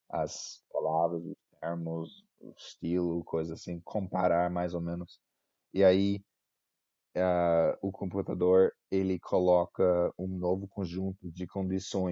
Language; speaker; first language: Portuguese; non-native, fluent; English